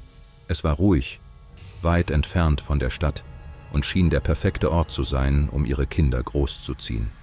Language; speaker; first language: German; native; German